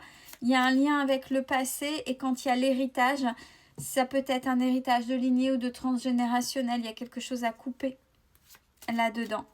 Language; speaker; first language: French; native; French